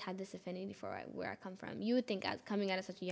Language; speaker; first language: English; early bilingual, other home language; Amharic